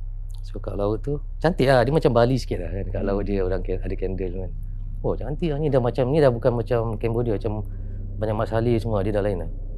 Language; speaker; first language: Malay; native; Malay